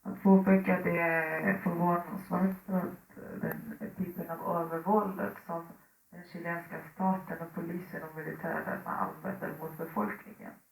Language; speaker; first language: Swedish; early bilingual, other home language; Spanish